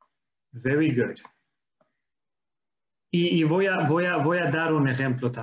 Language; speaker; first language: Spanish; non-native, fluent; English